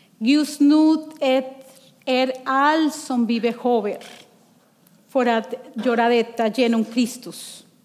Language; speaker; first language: Swedish; non-native, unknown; Spanish